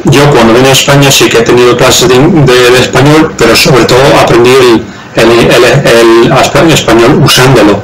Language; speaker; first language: Spanish; non-native, fluent; Dutch